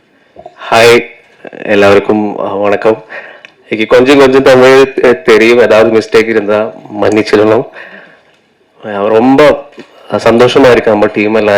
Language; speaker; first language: Tamil; non-native, local second language; Malayalam